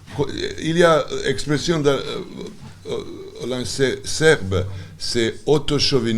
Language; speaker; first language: French; non-native, learner; Serbian